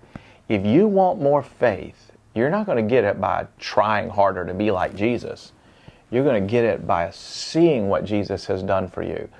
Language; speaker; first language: English; native; English